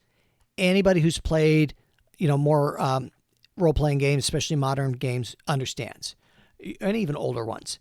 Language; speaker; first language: English; native; English